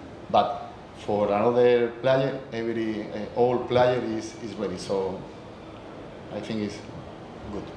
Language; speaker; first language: English; non-native, learner; Spanish